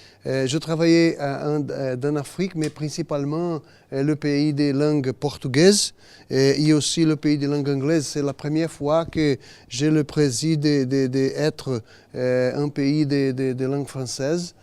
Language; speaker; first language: French; non-native, learner; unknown